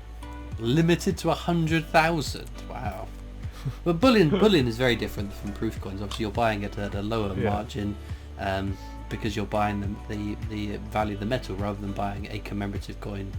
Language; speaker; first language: English; native; English